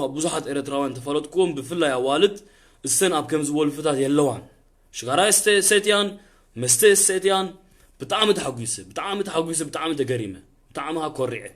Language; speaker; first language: Tigrinya; early bilingual, heritage; Tigrinya